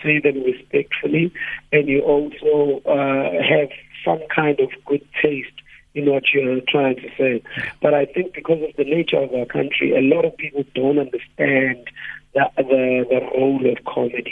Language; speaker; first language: English; non-native, local second language; Zulu